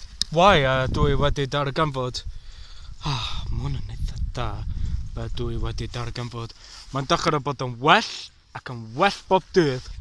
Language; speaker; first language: Welsh; non-native, learner; English